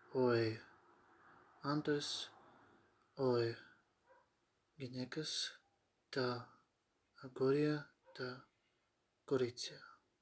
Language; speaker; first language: Greek; non-native, learner; Ukrainian